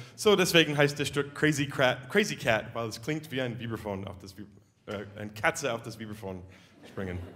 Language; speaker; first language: German; non-native, fluent; English